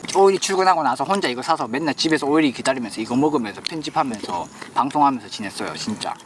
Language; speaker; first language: Korean; native; Korean